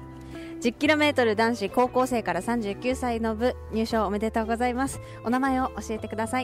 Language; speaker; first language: Japanese; native; Japanese